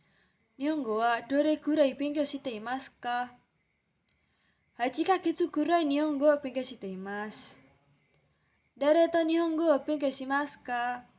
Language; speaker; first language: Japanese; non-native, learner; Indonesian